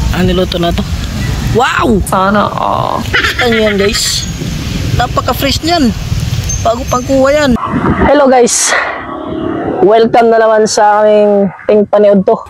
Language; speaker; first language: Filipino; non-native, local second language; Cebuano